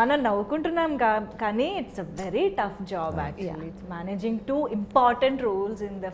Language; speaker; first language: Telugu; native; Telugu